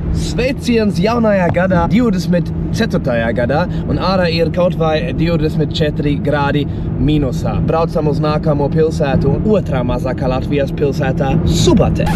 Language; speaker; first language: Latvian; non-native, fluent; German